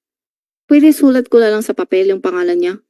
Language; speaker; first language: Filipino; non-native, learner; Chinese